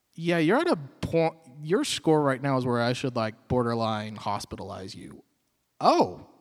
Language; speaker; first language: English; native; English